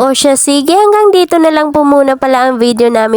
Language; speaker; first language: Filipino; native; Filipino